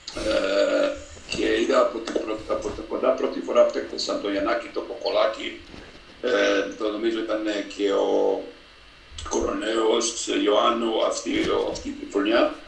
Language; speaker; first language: Greek; non-native, fluent; Serbian